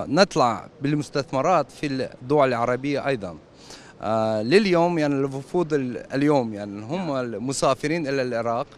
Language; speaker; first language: Arabic; non-native, fluent; Russian